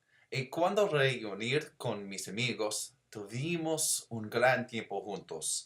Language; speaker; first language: Spanish; non-native, learner; English